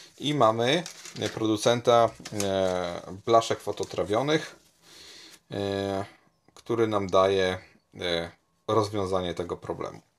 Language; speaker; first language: Polish; native; Polish